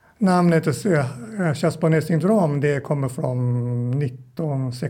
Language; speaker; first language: Swedish; non-native, fluent; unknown